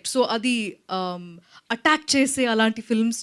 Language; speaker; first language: Telugu; non-native, local second language; Malayalam